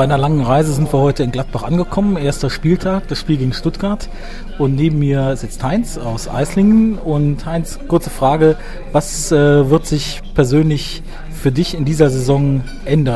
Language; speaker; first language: German; native; German